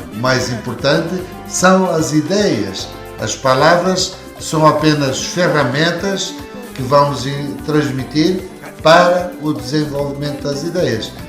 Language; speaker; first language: Portuguese; native; Portuguese